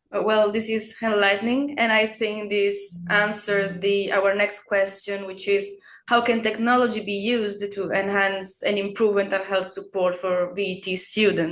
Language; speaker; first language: English; non-native, fluent; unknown